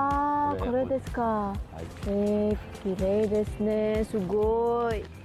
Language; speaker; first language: Japanese; non-native, learner; Indonesian